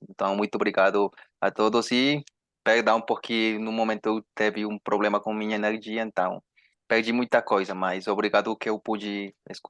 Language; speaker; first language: Portuguese; non-native, learner; Spanish